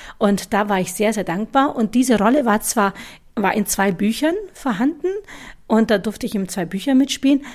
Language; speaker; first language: German; native; German